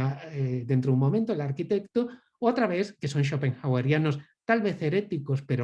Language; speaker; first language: Spanish; native; Spanish